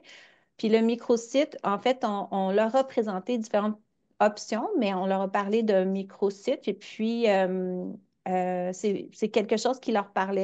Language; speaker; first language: French; native; French